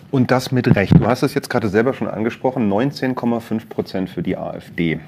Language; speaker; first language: German; native; German